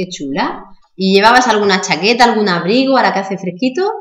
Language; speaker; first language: Spanish; native; Spanish